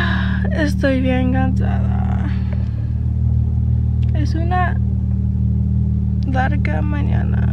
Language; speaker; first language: Spanish; early bilingual, other home language; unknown